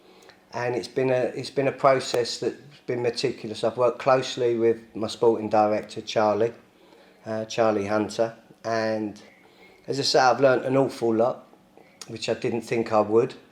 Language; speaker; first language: English; native; English